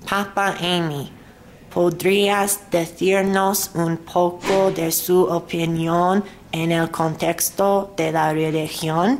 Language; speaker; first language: Spanish; non-native, learner; English